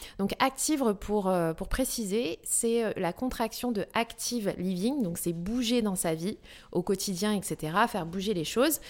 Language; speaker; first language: French; native; French